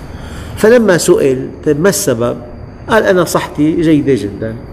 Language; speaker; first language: Arabic; native; Arabic